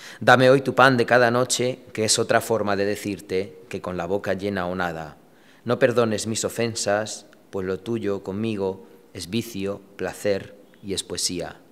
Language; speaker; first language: Spanish; early bilingual, other home language; Romanian